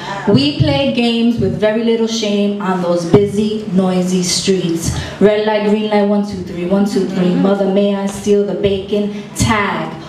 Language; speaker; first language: English; early bilingual, other home language; Spanish